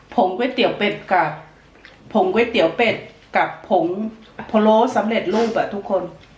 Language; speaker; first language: Thai; native; Thai